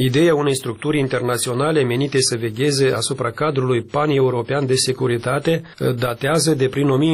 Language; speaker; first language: Romanian; native; Romanian